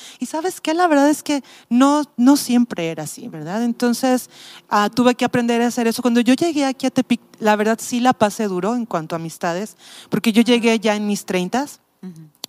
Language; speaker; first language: Spanish; native; Spanish